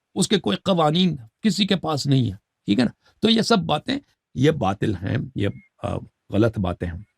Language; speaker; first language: Urdu; early bilingual, heritage; Urdu